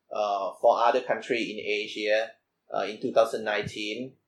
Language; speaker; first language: English; non-native, learner; Thai